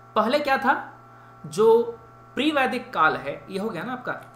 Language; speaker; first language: Hindi; native; Hindi